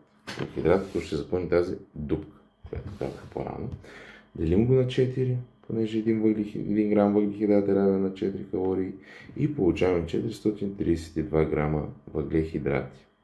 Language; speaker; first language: Bulgarian; native; Bulgarian